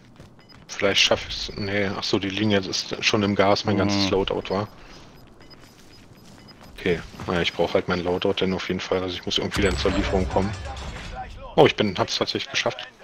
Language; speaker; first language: German; native; German